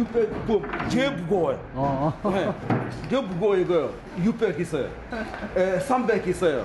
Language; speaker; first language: Korean; non-native, learner; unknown